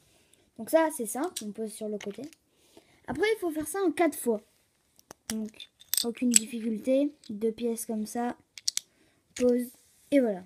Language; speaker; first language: French; native; French